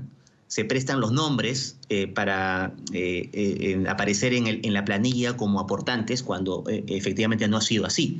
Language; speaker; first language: Spanish; native; Spanish